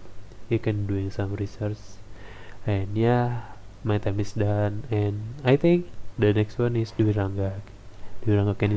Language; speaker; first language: English; non-native, learner; Indonesian